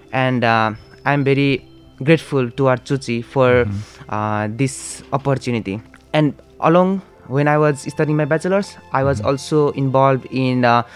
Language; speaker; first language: English; non-native, local second language; Nepali